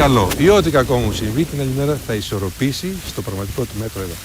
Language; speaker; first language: Greek; native; Greek